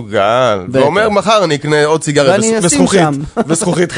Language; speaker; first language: Hebrew; native; Hebrew